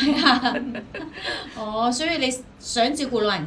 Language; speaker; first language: Cantonese; native; Cantonese